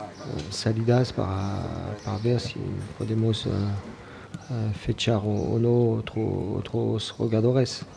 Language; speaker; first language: Spanish; non-native, learner; French